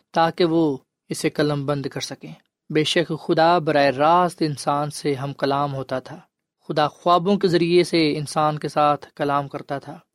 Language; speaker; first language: Urdu; non-native, local second language; Punjabi